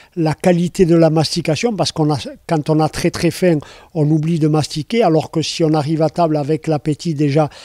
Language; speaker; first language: French; native; French